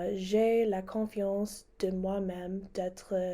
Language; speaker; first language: French; non-native, learner; English